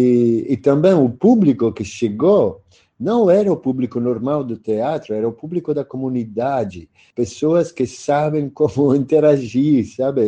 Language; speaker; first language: Portuguese; non-native, fluent; Italian